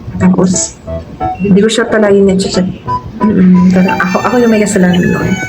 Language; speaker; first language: Filipino; native; Filipino